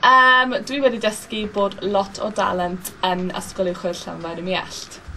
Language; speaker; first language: Welsh; non-native, local second language; English